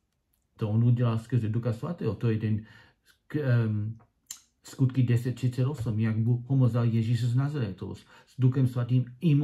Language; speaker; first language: Czech; non-native, learner; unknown